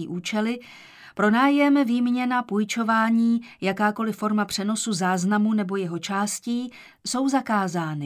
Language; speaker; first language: Czech; native; Czech